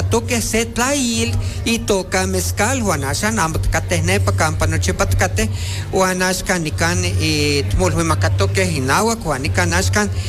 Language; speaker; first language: Spanish; non-native, local second language; Nahuatl languages